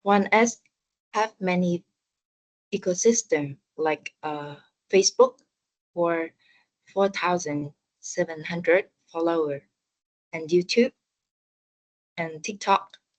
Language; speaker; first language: English; non-native, learner; Vietnamese